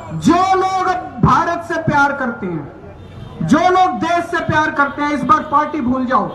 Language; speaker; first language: Hindi; native; Hindi